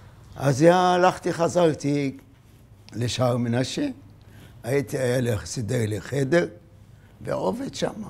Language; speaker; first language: Hebrew; non-native, fluent; Arabic